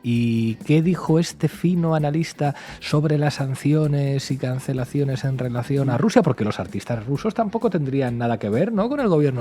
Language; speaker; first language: Spanish; native; Spanish